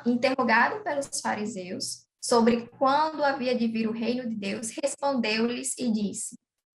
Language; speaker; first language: Portuguese; native; Portuguese